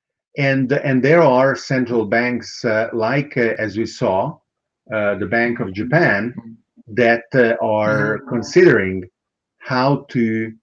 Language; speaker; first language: English; non-native, fluent; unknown